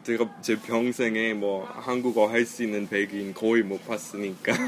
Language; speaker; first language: Korean; non-native, fluent; English